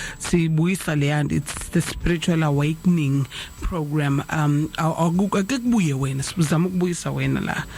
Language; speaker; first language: Zulu; native; Zulu